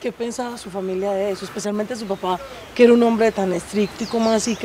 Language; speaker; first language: Spanish; native; Spanish